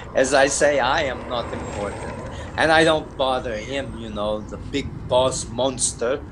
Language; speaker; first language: English; non-native, fluent; Russian